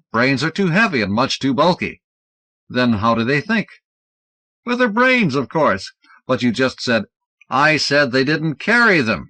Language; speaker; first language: English; native; English